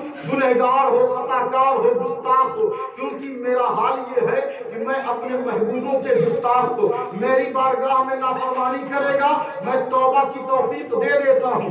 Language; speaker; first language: Urdu; native; Urdu